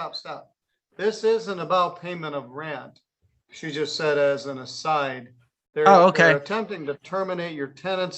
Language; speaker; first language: English; native; English